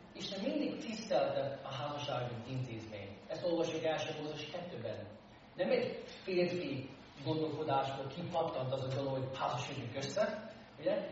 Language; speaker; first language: Hungarian; non-native, fluent; English